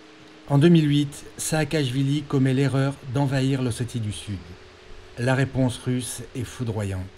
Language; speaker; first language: French; native; French